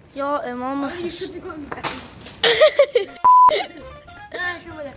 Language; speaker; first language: Persian; native; Persian